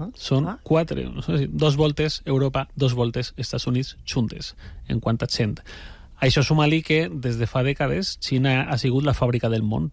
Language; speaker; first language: Catalan; native; Catalan